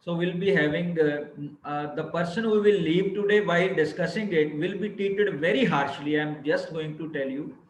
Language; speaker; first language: English; non-native, local second language; Punjabi